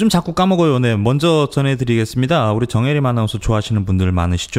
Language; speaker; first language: Korean; native; Korean